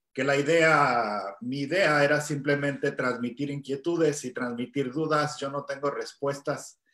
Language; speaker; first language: Spanish; native; Spanish